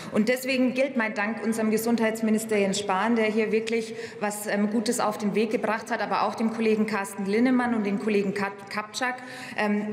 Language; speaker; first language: German; native; German